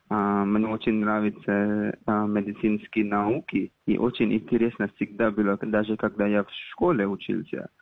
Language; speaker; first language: Russian; non-native, fluent; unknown